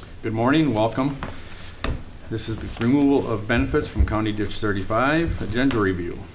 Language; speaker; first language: English; native; English